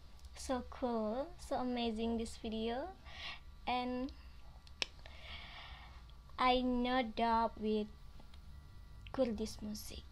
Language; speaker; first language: English; non-native, learner; Indonesian